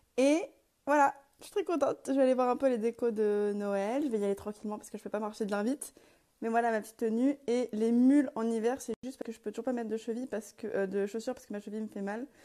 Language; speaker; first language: French; native; French